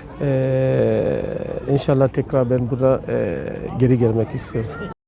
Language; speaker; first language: Turkish; non-native, fluent; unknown